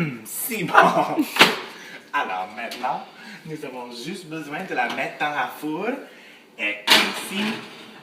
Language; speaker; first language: French; non-native, learner; English